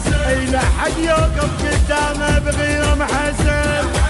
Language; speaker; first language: Arabic; native; Arabic